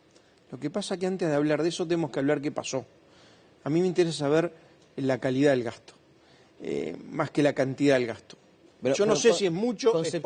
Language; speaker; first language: Spanish; native; Spanish